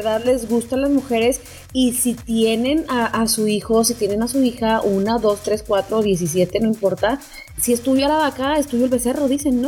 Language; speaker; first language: Spanish; native; Spanish